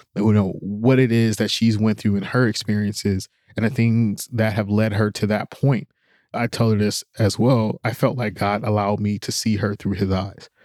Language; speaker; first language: English; native; English